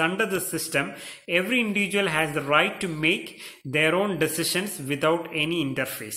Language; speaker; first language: English; non-native, local second language; Malayalam